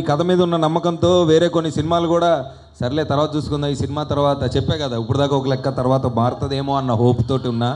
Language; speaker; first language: Telugu; native; Telugu